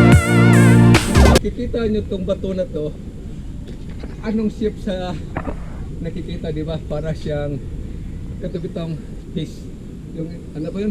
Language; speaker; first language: Filipino; non-native, local second language; Cebuano